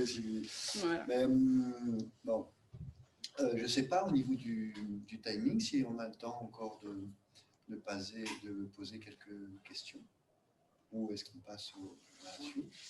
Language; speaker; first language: French; native; French